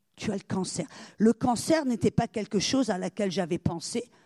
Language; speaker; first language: French; native; French